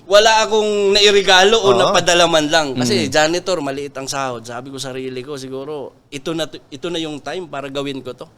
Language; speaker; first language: Filipino; non-native, local second language; Masbatenyo